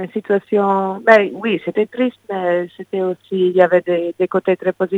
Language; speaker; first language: French; non-native, fluent; English